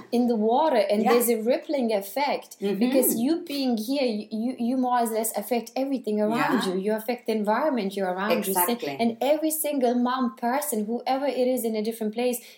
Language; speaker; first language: English; non-native, fluent; Lithuanian